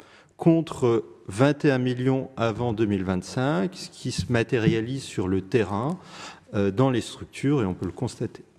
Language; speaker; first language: French; native; French